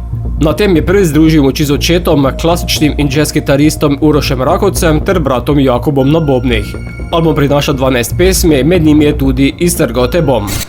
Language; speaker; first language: Slovenian; native; Slovenian